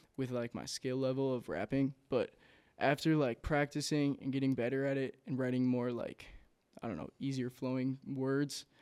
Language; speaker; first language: English; native; English